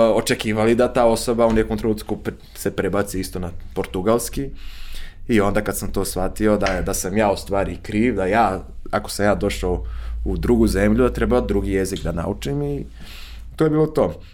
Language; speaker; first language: Serbian; non-native, fluent; Portuguese